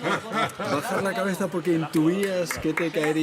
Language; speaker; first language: Spanish; native; Spanish